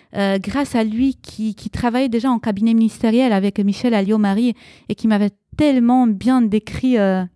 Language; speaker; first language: French; early bilingual, other home language; Romanian